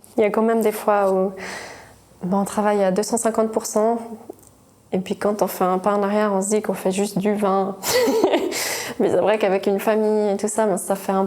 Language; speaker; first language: French; native; French